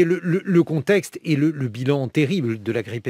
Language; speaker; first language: French; native; French